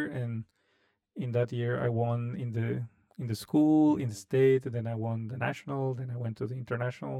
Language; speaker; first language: English; non-native, fluent; Spanish